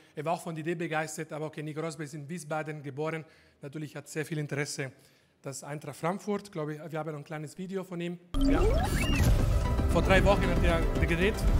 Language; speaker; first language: German; non-native, fluent; Italian